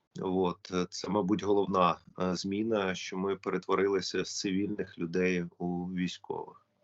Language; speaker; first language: Ukrainian; non-native, local second language; Russian